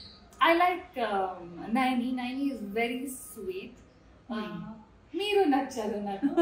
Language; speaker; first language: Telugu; non-native, learner; Kannada